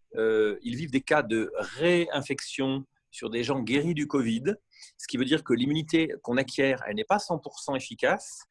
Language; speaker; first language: French; native; French